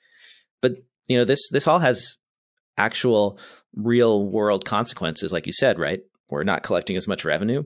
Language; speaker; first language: English; native; English